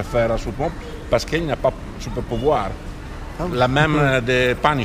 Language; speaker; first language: French; non-native, fluent; Italian